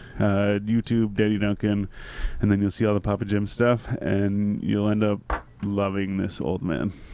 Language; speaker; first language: English; native; English